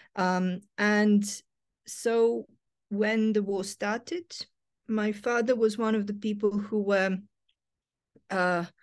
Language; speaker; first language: English; non-native, fluent; Serbian